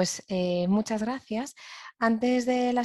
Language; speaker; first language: Spanish; native; Spanish